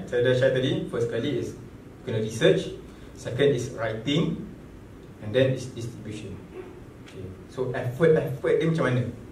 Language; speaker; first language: English; non-native, local second language; Malay